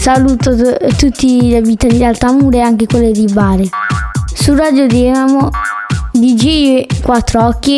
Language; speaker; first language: Italian; native; Italian